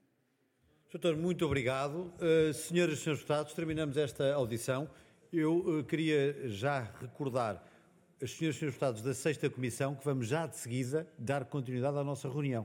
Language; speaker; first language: Portuguese; native; Portuguese